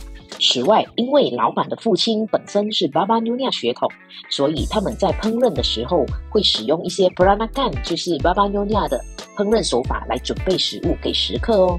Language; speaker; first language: Chinese; native; Chinese